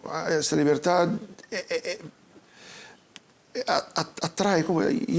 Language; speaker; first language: Spanish; non-native, fluent; Portuguese